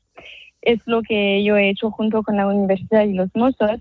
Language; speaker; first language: Spanish; non-native, fluent; French